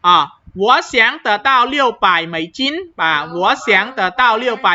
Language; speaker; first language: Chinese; non-native, fluent; Khmer